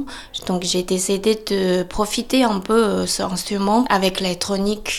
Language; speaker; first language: French; non-native, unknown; Chinese